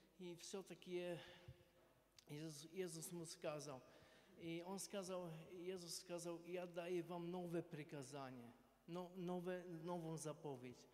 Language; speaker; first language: Russian; non-native, learner; Polish